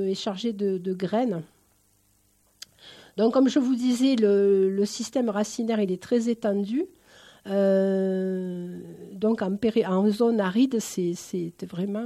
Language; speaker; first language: French; native; French